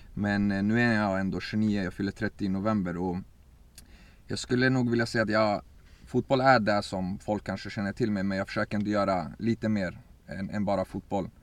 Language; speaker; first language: Swedish; early bilingual, other home language; Kurdish